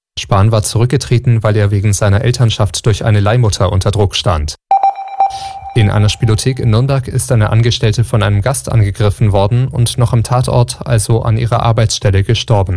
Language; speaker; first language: German; native; German